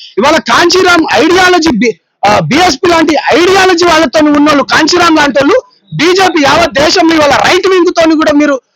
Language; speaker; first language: Telugu; native; Telugu